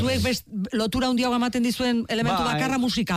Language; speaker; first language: Basque; native; Basque